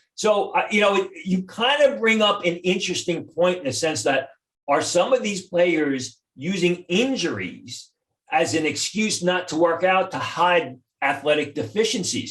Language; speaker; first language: English; native; English